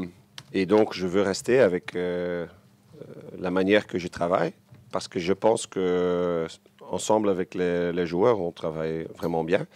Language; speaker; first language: French; non-native, local second language; Dutch